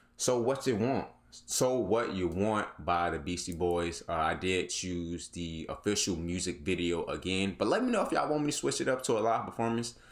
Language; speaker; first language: English; native; English